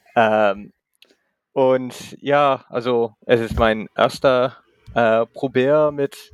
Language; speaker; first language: German; non-native, learner; English